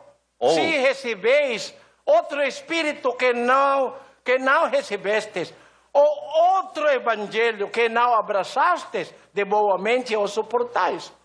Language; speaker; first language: Portuguese; non-native, learner; Filipino